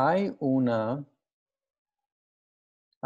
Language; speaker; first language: Spanish; non-native, fluent; English